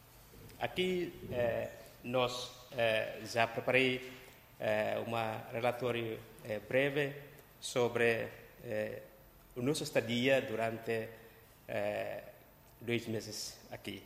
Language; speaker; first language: Portuguese; non-native, local second language; Tetum